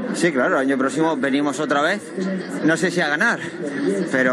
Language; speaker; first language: Spanish; native; Spanish